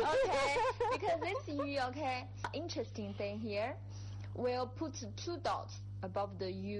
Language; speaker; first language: English; non-native, fluent; Chinese